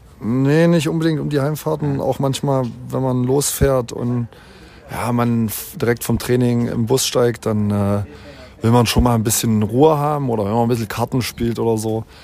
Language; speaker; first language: German; native; German